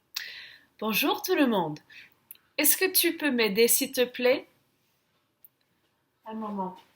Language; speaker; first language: French; non-native, fluent; English